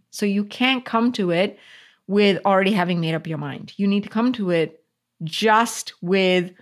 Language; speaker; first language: English; non-native, local second language; Tamil